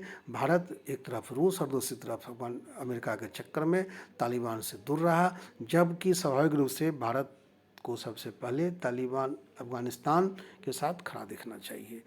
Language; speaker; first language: Hindi; native; Hindi